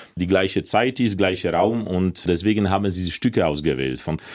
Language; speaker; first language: German; non-native, fluent; Polish